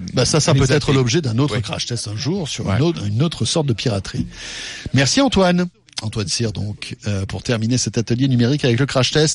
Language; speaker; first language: French; native; French